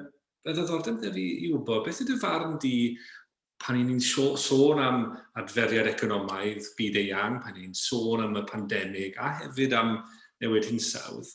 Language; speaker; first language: Welsh; native; Welsh